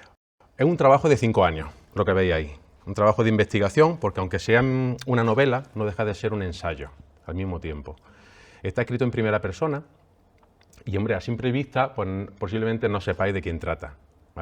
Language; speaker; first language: Spanish; native; Spanish